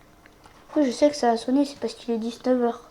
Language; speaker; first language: French; native; French